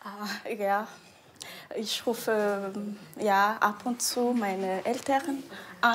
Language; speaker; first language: German; non-native, learner; Malagasy